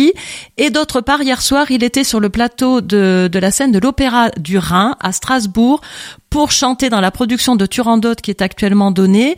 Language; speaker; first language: French; native; French